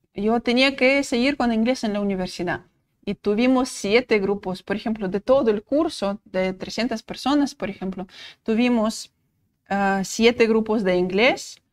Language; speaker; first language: Spanish; non-native, fluent; Russian